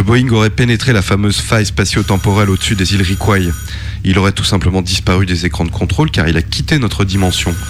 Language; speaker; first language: French; native; French